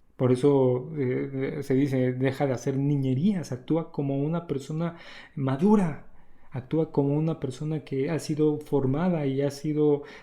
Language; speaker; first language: Spanish; native; Spanish